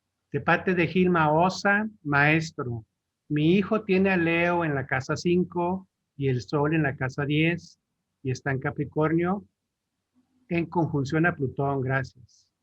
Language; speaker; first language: Spanish; native; Spanish